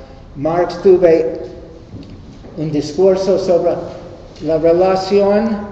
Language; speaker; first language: Spanish; non-native, learner; English